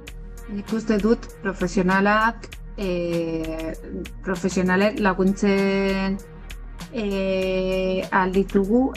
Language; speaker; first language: Basque; non-native, learner; Spanish